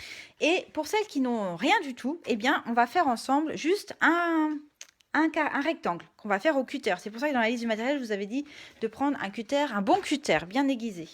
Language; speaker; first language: French; native; French